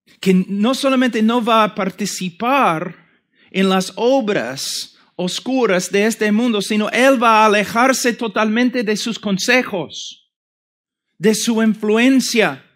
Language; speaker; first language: Spanish; non-native, fluent; English